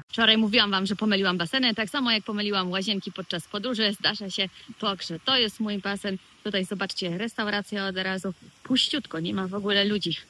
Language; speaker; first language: Polish; native; Polish